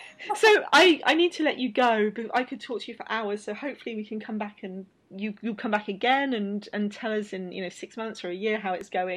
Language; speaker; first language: English; native; English